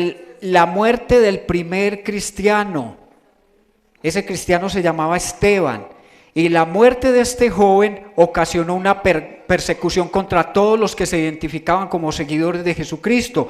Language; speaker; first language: Spanish; native; Spanish